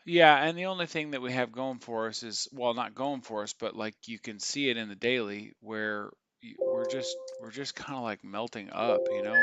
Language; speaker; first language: English; native; English